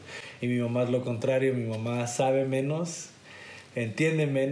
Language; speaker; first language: Spanish; early bilingual, heritage; Spanish